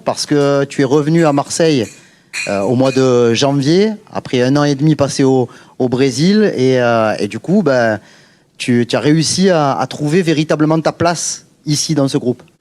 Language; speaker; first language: French; native; French